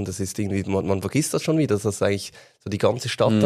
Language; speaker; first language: German; native; German